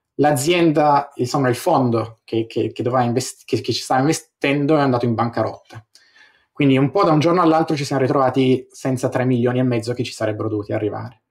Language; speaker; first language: Italian; native; Italian